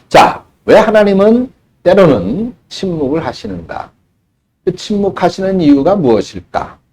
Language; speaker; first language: Korean; native; Korean